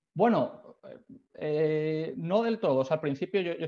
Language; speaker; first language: Spanish; native; Spanish